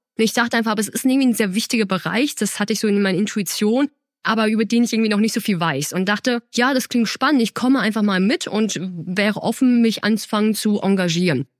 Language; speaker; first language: German; early bilingual, other home language; Chinese